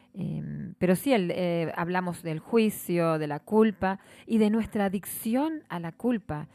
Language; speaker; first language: Spanish; native; Spanish